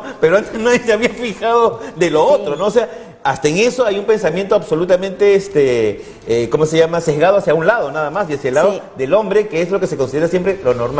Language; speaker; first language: Spanish; native; Spanish